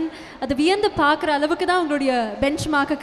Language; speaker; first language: Tamil; native; Tamil